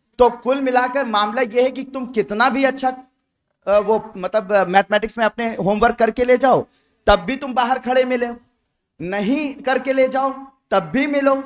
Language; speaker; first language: Hindi; native; Hindi